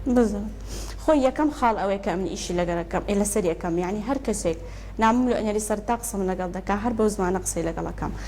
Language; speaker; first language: Central Kurdish; early bilingual, heritage; Central Kurdish